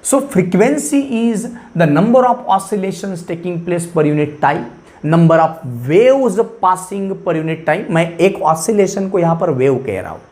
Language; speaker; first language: Hindi; non-native, local second language; Marathi